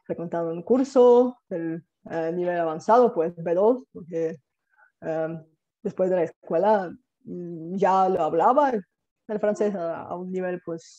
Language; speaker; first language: Spanish; non-native, fluent; Bulgarian